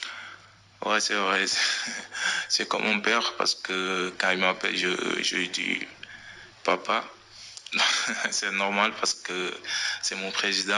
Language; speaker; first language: French; non-native, local second language; Wolof